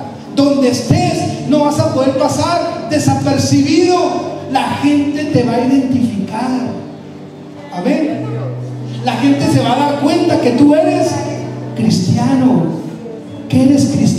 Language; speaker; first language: Spanish; native; Spanish